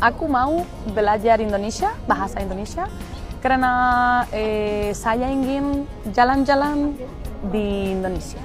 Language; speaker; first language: Indonesian; non-native, learner; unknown